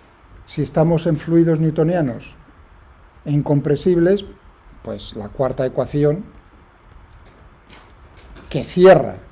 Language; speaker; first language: Spanish; native; Spanish